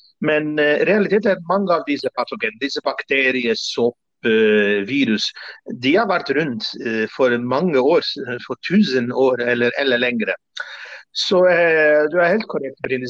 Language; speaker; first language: Norwegian; non-native, fluent; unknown